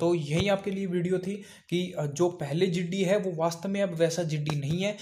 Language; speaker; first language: Hindi; native; Hindi